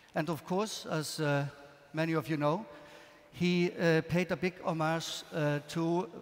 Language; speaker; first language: English; non-native, fluent; Icelandic